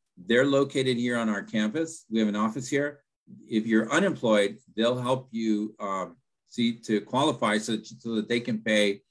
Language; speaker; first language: English; early bilingual, other home language; Spanish